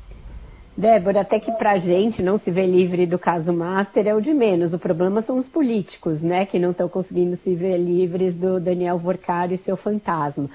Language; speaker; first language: Portuguese; native; Portuguese